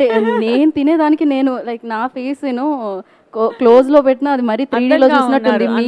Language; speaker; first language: Telugu; native; Telugu